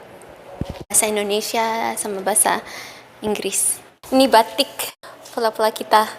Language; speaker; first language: Indonesian; early bilingual, heritage; Indonesian